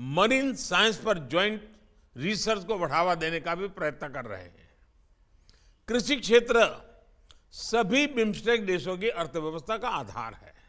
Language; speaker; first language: Hindi; native; Hindi